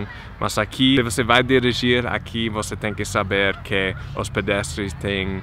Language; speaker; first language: Portuguese; non-native, fluent; English